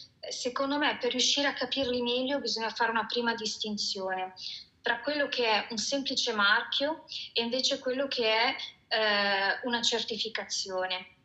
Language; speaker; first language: Italian; native; Italian